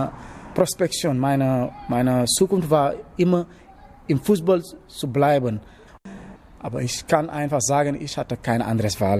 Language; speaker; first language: German; non-native, learner; Wolof